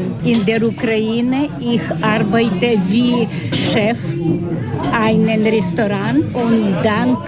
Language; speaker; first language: German; non-native, learner; Ukrainian